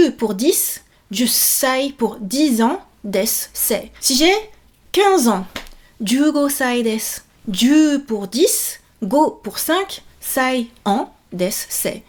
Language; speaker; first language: French; native; French